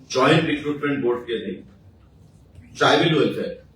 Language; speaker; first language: Hindi; non-native, local second language; Bangla